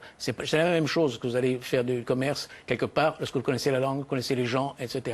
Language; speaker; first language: French; native; French